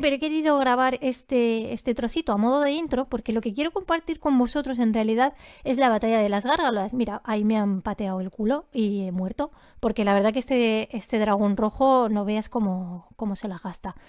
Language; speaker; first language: Spanish; native; Spanish